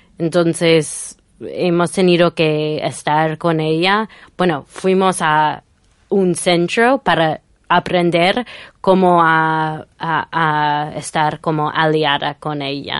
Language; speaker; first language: Spanish; non-native, fluent; English